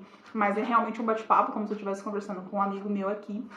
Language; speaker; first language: Portuguese; native; Portuguese